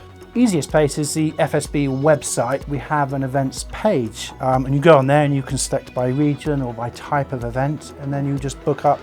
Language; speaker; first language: English; native; English